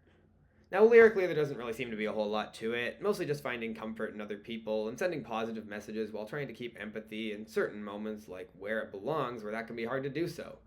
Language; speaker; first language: English; native; English